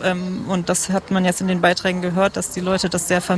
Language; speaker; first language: German; native; German